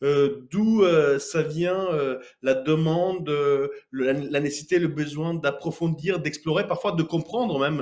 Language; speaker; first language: French; native; French